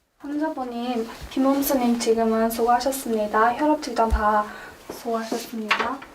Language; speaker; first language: Korean; non-native, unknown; Mongolian